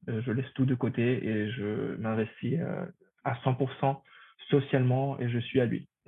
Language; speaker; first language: French; non-native, fluent; Spanish